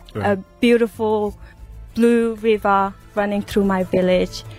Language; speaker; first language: English; non-native, fluent; Persian